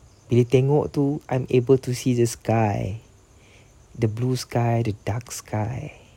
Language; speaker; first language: English; non-native, local second language; Malay